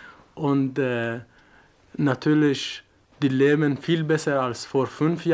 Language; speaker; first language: German; non-native, learner; Persian